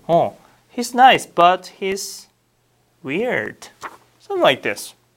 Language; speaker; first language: English; non-native, fluent; Korean